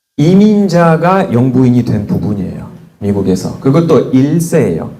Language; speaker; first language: Korean; non-native, fluent; Russian